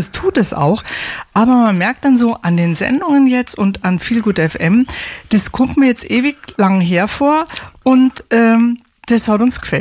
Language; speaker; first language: German; native; German